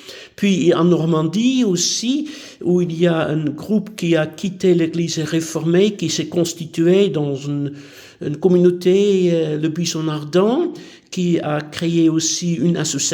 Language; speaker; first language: French; non-native, fluent; Dutch